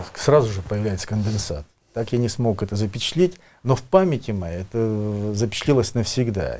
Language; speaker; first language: Russian; native; Russian